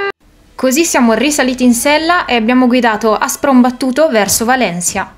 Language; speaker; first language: Italian; native; Italian